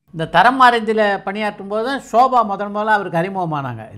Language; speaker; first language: Tamil; native; Tamil